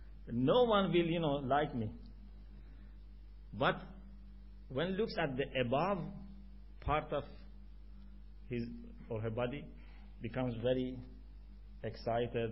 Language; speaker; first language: English; non-native, fluent; Persian